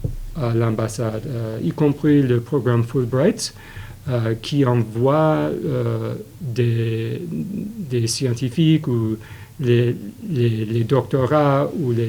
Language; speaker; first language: French; non-native, fluent; English